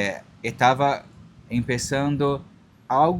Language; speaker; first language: Spanish; non-native, learner; Portuguese